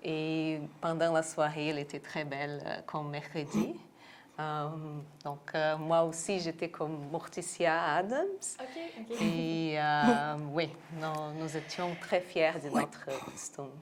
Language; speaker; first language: French; non-native, local second language; English